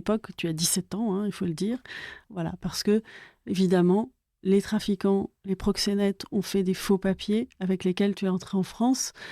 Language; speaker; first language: French; native; French